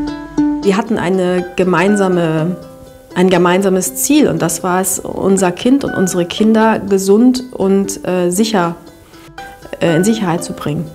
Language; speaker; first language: German; native; German